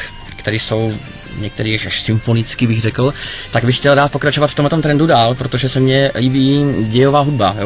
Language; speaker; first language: Czech; native; Czech